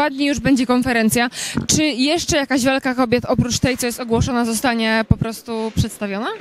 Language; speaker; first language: Polish; native; Polish